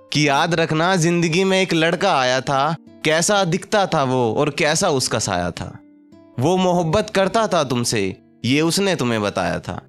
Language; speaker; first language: Hindi; native; Hindi